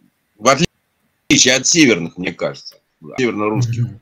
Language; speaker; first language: Russian; native; Russian